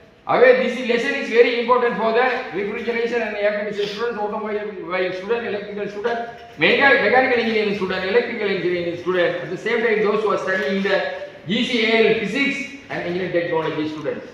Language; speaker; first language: English; non-native, local second language; Tamil